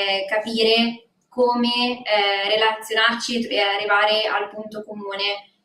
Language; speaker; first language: Italian; native; Italian